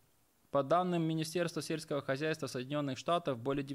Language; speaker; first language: Russian; native; Russian